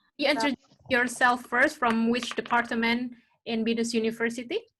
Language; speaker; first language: English; non-native, local second language; Indonesian